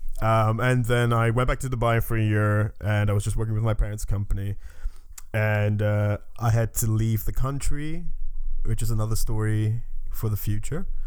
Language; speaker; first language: English; native; English